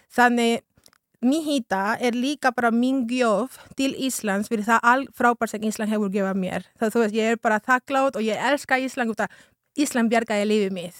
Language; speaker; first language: Icelandic; non-native, fluent; Spanish